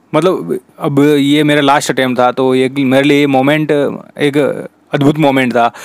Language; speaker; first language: Hindi; native; Hindi